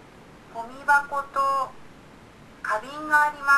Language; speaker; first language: Japanese; non-native, learner; Indonesian